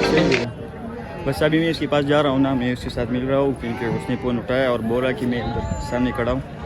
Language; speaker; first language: Hindi; non-native, local second language; Pashto